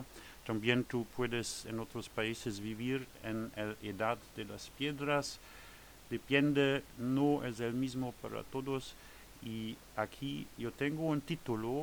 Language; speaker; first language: Spanish; non-native, fluent; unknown